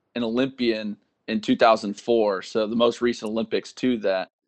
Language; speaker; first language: English; native; English